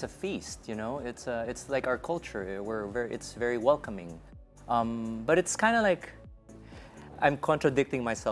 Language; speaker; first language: English; non-native, local second language; Hiligaynon